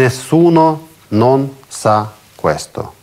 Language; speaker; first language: Italian; non-native, fluent; Russian